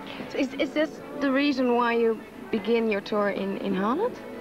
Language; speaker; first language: English; non-native, fluent; Dutch